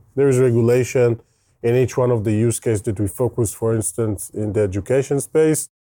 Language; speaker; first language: English; non-native, fluent; Hebrew